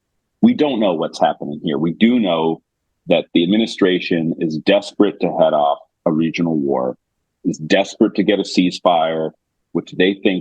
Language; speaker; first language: English; native; English